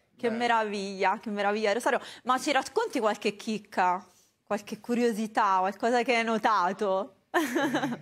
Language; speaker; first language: Italian; native; Italian